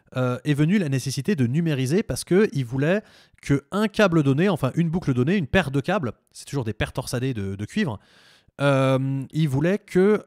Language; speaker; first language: French; native; French